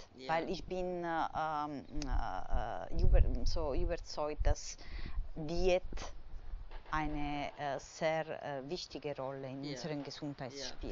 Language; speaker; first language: German; non-native, fluent; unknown